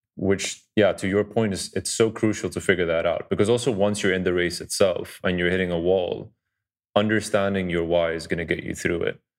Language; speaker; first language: English; early bilingual, other home language; Dutch